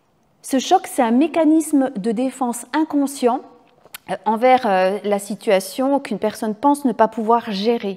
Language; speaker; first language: French; native; French